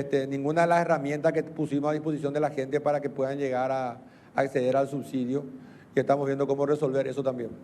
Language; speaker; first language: Spanish; native; Spanish